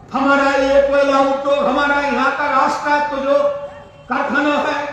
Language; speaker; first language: Hindi; non-native, local second language; Bangla